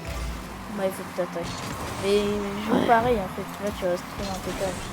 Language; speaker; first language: French; native; French